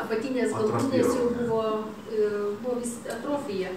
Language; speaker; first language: Lithuanian; native; Lithuanian